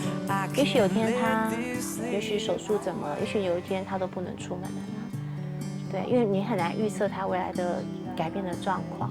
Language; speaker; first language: Chinese; native; Chinese